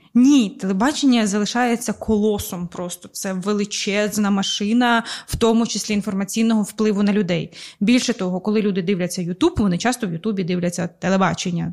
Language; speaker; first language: Ukrainian; non-native, local second language; Russian